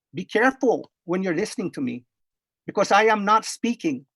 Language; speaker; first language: English; non-native, fluent; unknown